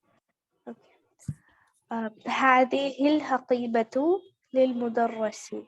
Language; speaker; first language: Arabic; non-native, learner; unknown